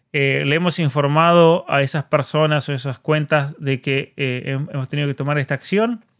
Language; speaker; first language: Spanish; native; Spanish